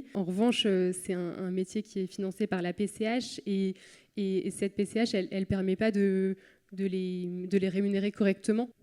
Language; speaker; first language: French; native; French